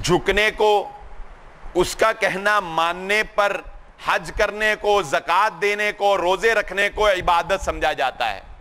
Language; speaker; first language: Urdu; non-native, local second language; Punjabi